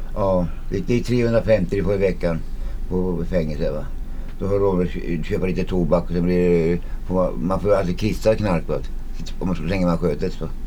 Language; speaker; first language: Swedish; early bilingual, other home language; Finnish